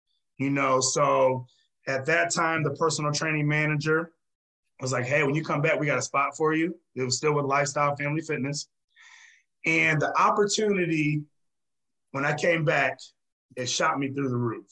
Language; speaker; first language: English; native; English